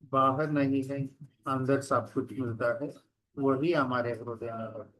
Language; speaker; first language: Hindi; non-native, local second language; Telugu